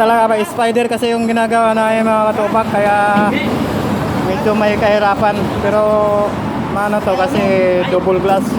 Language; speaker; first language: Filipino; native; Filipino